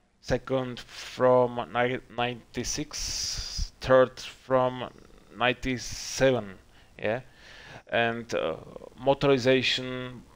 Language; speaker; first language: English; non-native, learner; Czech